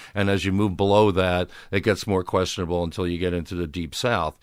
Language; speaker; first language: English; native; English